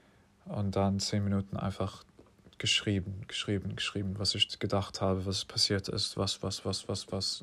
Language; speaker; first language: German; non-native, fluent; English